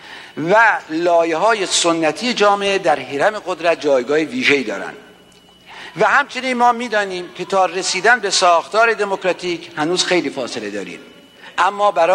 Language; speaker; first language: Persian; native; Persian